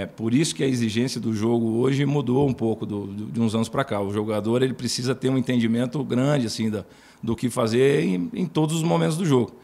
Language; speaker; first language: Portuguese; native; Portuguese